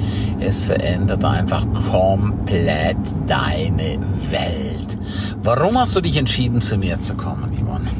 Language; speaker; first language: German; native; German